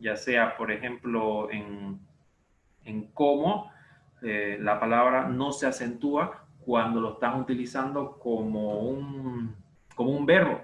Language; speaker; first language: Spanish; native; Spanish